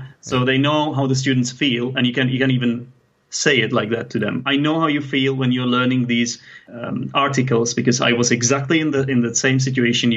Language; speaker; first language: English; non-native, fluent; Czech